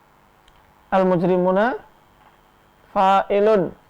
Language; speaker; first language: Arabic; non-native, fluent; Indonesian